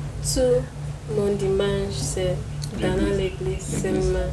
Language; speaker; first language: French; non-native, learner; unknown